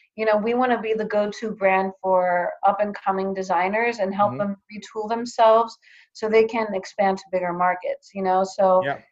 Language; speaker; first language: English; early bilingual, other home language; Greek